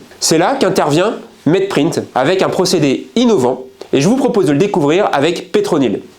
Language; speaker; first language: French; native; French